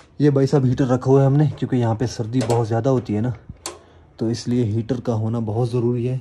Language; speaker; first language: Urdu; non-native, local second language; Punjabi